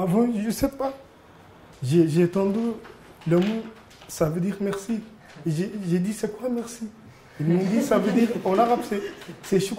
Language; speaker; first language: French; non-native, learner; Arabic